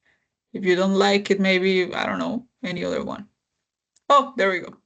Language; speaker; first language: English; non-native, fluent; Spanish